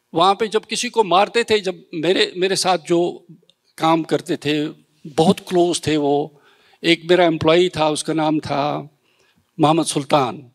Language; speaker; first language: Hindi; native; Hindi